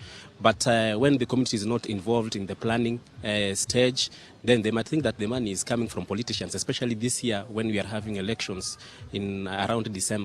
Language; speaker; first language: English; non-native, local second language; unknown